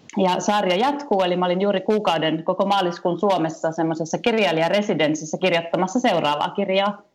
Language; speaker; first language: Finnish; native; Finnish